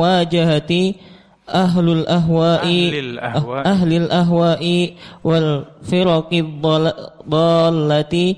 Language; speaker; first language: Arabic; non-native, learner; Indonesian